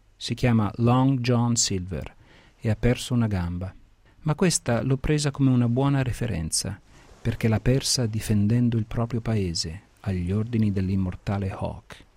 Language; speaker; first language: Italian; early bilingual, heritage; Italian